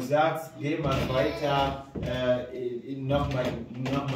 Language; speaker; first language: German; non-native, fluent; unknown